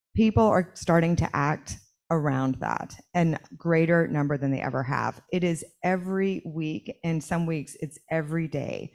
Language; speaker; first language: English; native; English